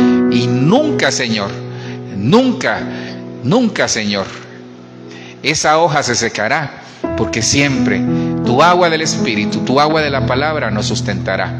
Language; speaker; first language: Spanish; native; Spanish